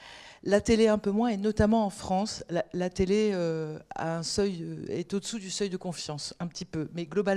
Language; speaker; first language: French; native; French